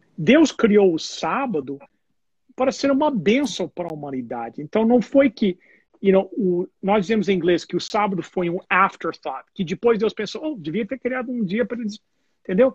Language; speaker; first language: Portuguese; non-native, fluent; English